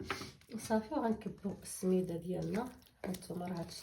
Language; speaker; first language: Arabic; native; Arabic